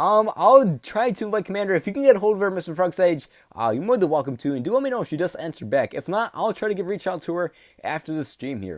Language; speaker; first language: English; native; English